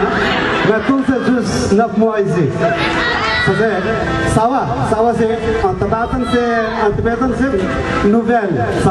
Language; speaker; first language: French; non-native, learner; Tibetan